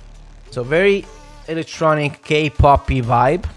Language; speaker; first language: English; non-native, fluent; Italian